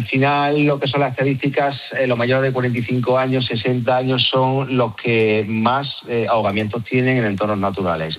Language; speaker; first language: Spanish; native; Spanish